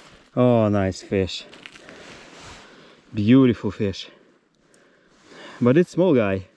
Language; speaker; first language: English; non-native, learner; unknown